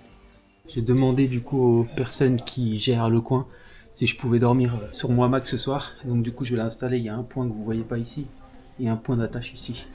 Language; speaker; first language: French; native; French